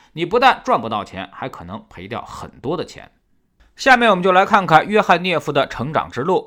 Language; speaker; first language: Chinese; native; Chinese